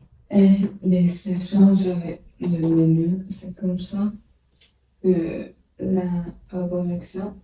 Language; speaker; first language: French; non-native, learner; Chinese